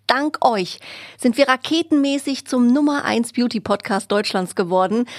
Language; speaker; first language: German; native; German